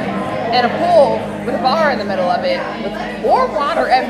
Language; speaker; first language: English; native; English